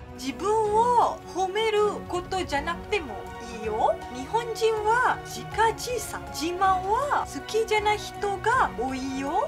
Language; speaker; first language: Japanese; non-native, fluent; Malay